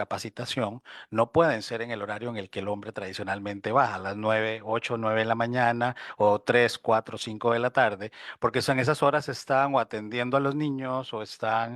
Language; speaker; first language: Spanish; native; Spanish